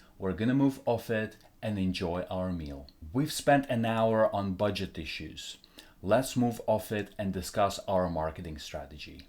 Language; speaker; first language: English; non-native, fluent; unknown